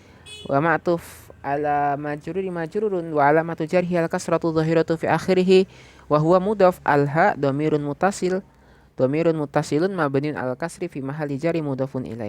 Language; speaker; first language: Arabic; non-native, fluent; Indonesian